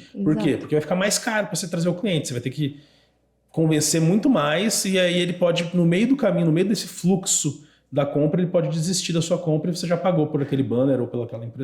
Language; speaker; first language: Portuguese; native; Portuguese